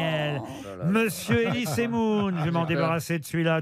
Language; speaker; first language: French; native; French